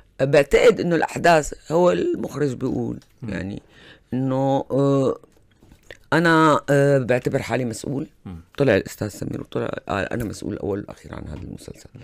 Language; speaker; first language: Arabic; native; Arabic